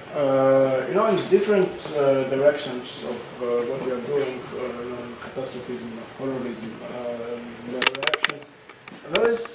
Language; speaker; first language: English; non-native, fluent; Russian